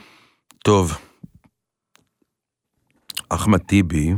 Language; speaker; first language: Hebrew; native; Hebrew